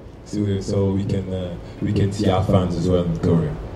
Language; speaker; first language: English; non-native, fluent; French